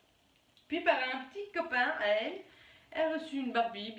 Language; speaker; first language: French; native; French